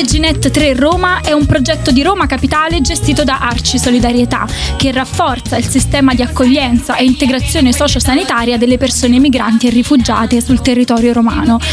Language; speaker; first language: Italian; native; Italian